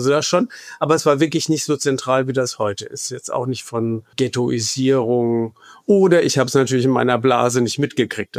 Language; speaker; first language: German; native; German